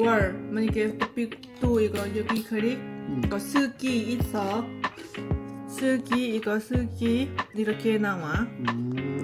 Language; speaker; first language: Korean; non-native, learner; Lao